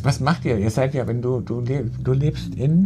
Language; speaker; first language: German; native; German